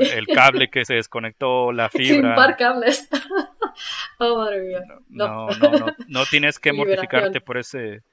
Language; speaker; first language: Spanish; native; Spanish